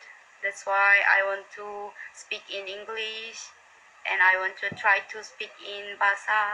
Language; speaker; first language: English; non-native, learner; Korean